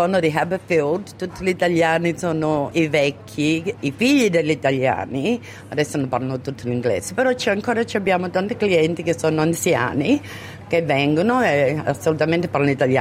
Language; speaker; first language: Italian; early bilingual, other home language; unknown